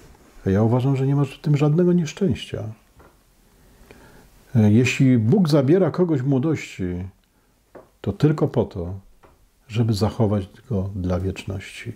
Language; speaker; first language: Polish; native; Polish